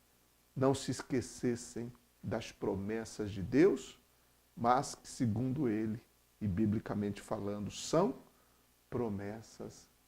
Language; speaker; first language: Portuguese; native; Portuguese